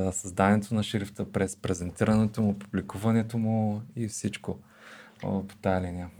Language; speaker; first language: Bulgarian; native; Bulgarian